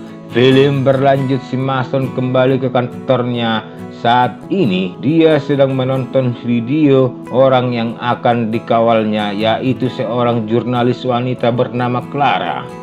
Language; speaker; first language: Indonesian; native; Indonesian